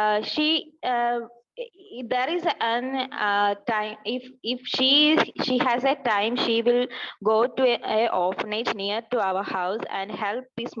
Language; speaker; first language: English; non-native, learner; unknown